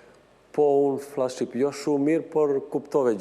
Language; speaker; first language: Albanian; non-native, learner; Serbian